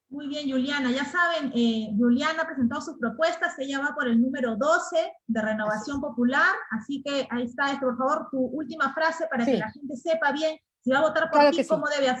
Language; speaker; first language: Spanish; native; Spanish